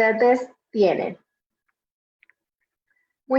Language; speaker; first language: Spanish; non-native, fluent; English